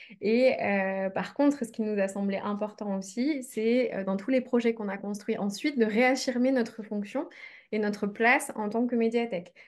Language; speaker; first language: French; native; French